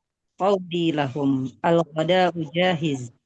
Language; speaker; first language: Arabic; non-native, learner; Indonesian